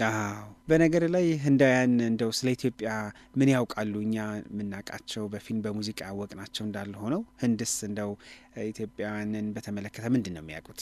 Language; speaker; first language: Amharic; native; Amharic